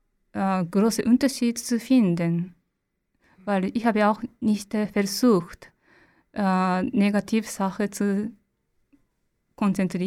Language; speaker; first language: German; non-native, learner; Japanese